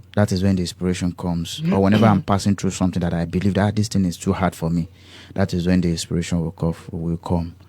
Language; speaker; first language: English; non-native, local second language; Yoruba